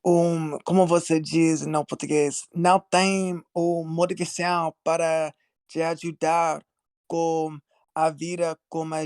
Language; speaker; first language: Portuguese; non-native, learner; English